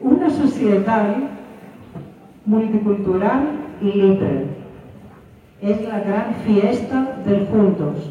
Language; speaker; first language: Spanish; non-native, fluent; Greek